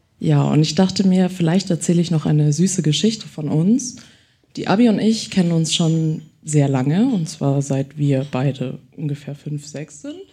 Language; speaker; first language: German; early bilingual, other home language; Chinese